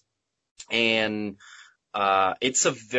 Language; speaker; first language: English; non-native, fluent; Portuguese